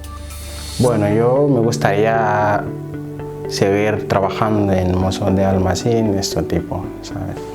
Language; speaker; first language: Spanish; non-native, learner; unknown